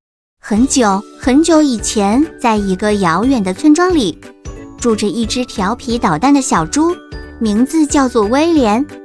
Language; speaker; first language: Chinese; native; Chinese